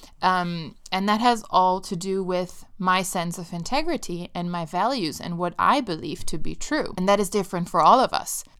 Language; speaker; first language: English; non-native, fluent; Italian